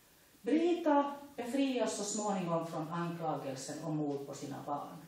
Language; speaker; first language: Swedish; native; Swedish